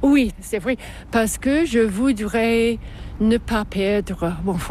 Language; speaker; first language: French; non-native, local second language; English